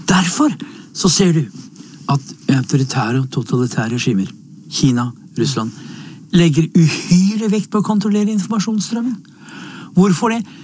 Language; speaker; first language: Norwegian; native; Norwegian